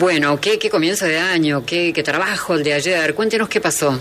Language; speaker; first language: Spanish; native; Spanish